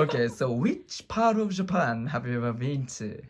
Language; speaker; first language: English; non-native, learner; Japanese